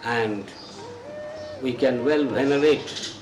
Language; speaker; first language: English; non-native, local second language; Bangla